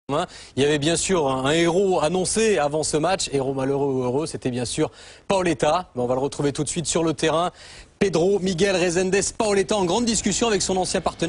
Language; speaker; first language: French; native; French